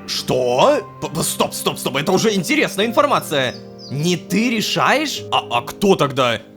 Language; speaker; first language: Russian; native; Russian